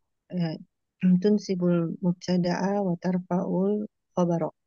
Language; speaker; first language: Arabic; non-native, learner; Indonesian